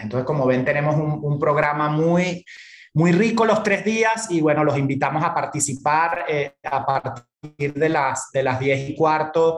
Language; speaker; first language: Spanish; native; Spanish